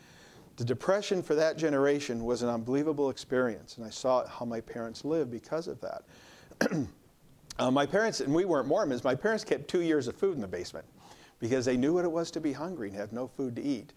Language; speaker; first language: English; native; English